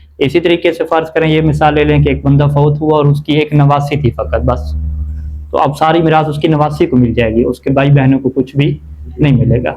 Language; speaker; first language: Urdu; native; Urdu